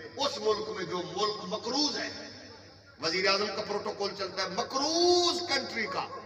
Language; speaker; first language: Urdu; non-native, local second language; Punjabi